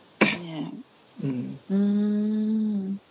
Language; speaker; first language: Korean; non-native, learner; Japanese